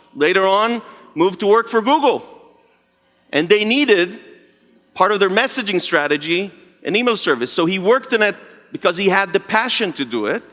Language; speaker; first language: English; non-native, fluent; Hebrew